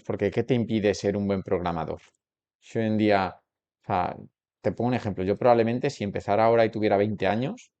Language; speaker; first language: Spanish; native; Spanish